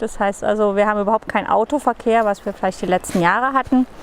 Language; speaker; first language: German; native; German